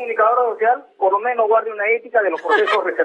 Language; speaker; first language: Spanish; native; Spanish